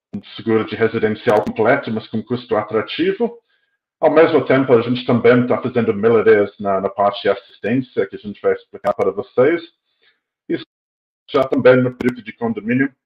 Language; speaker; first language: Portuguese; non-native, fluent; English